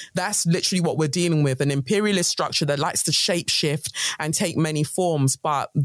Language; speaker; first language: English; native; English